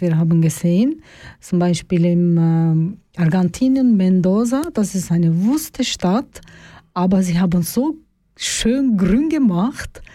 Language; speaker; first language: German; non-native, learner; Turkish